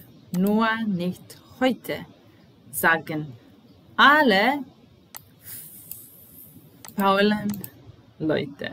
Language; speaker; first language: German; non-native, fluent; Serbian